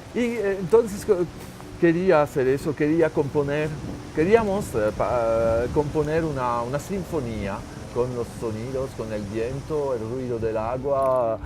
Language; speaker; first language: Spanish; non-native, learner; French